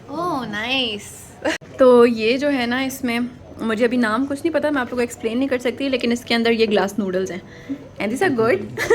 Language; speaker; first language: Urdu; native; Urdu